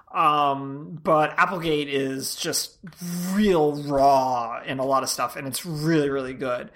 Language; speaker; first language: English; native; English